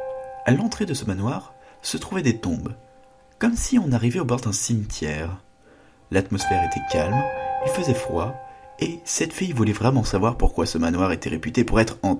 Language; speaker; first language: French; native; French